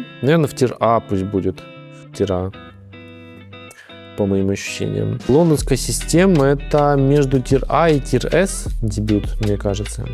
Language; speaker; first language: Russian; native; Russian